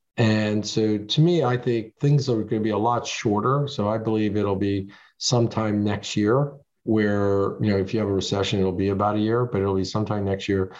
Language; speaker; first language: English; early bilingual, other home language; French